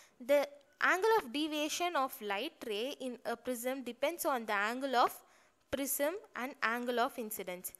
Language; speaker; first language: English; non-native, local second language; Tamil